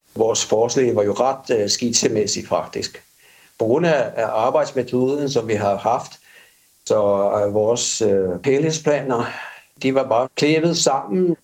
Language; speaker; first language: Danish; non-native, fluent; Finnish